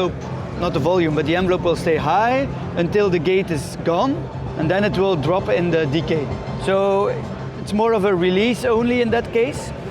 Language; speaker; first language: English; non-native, fluent; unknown